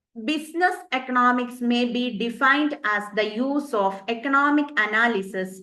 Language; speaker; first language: English; non-native, local second language; Malayalam